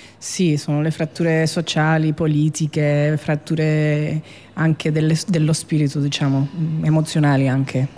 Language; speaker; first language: Italian; non-native, fluent; Spanish